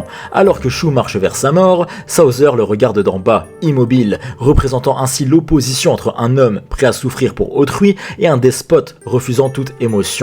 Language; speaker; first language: French; native; French